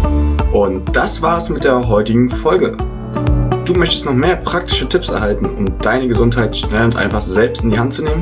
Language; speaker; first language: German; native; German